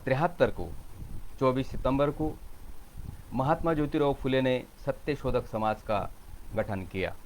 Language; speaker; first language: Hindi; non-native, local second language; Marathi